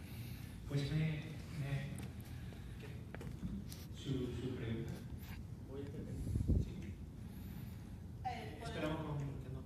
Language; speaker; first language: Spanish; non-native, fluent; English